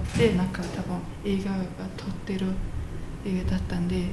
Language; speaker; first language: Japanese; non-native, fluent; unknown